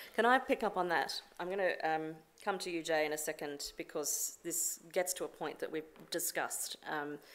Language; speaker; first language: English; native; English